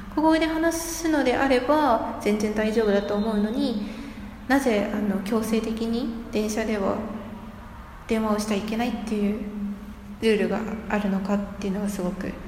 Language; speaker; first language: Japanese; non-native, fluent; Chinese